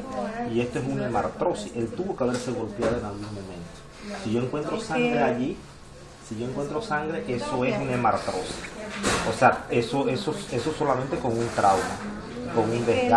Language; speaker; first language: Spanish; native; Spanish